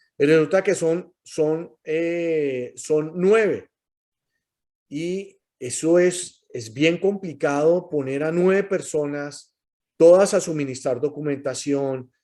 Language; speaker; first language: Spanish; native; Spanish